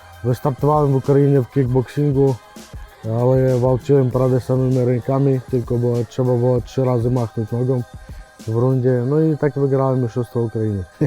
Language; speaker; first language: Polish; non-native, fluent; Ukrainian